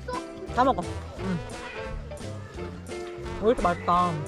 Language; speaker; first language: Korean; native; Korean